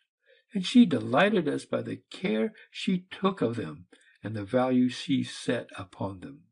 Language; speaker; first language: English; native; English